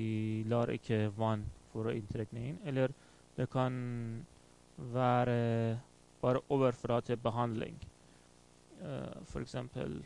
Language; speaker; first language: Norwegian; non-native, learner; Persian